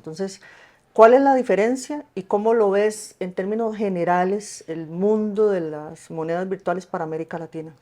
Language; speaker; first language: Spanish; native; Spanish